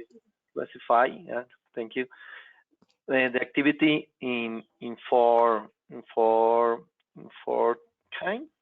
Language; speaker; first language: English; non-native, local second language; Spanish